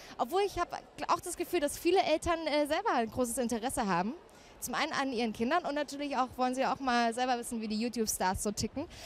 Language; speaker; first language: German; native; German